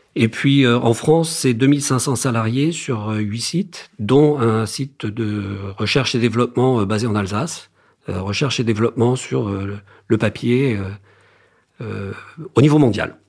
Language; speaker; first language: French; native; French